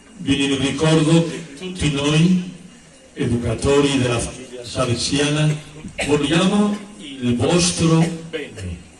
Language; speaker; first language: Italian; non-native, fluent; Spanish